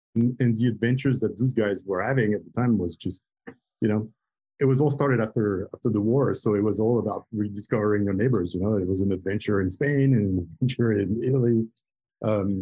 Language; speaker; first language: English; non-native, fluent; French